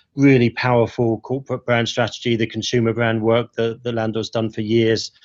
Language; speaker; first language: English; native; English